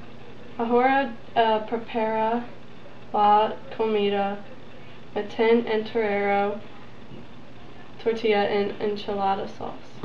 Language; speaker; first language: Spanish; non-native, learner; English